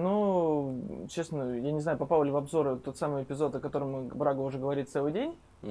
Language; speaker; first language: Russian; native; Russian